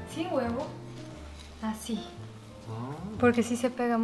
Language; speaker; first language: Spanish; non-native, fluent; Korean